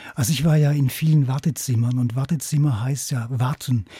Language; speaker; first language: German; native; German